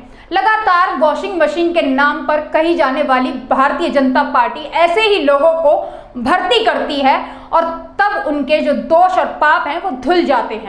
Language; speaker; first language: Hindi; native; Hindi